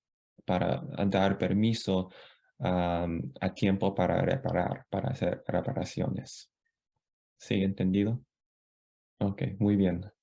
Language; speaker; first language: Spanish; non-native, fluent; English